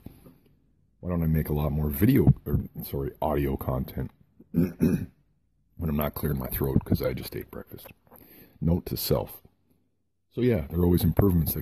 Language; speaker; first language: English; native; English